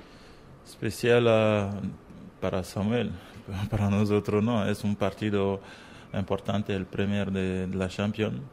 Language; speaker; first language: Spanish; non-native, learner; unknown